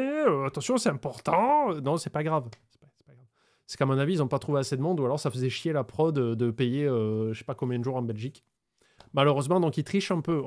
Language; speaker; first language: French; native; French